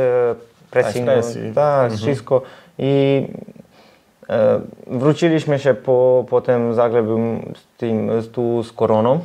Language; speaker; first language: Polish; non-native, learner; Serbian